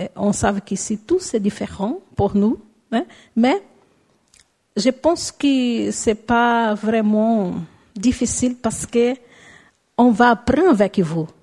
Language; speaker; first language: French; non-native, learner; Portuguese